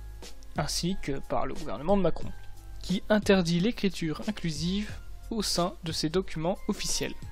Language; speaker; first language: French; native; French